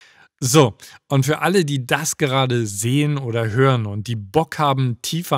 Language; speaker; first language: German; native; German